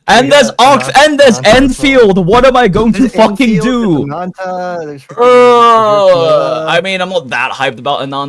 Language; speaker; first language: English; native; English